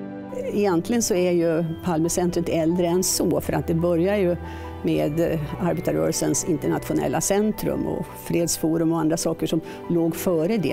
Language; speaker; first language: Swedish; native; Swedish